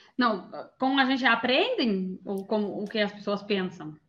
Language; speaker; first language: Portuguese; non-native, learner; Russian